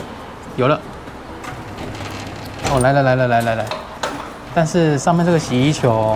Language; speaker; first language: Chinese; native; Chinese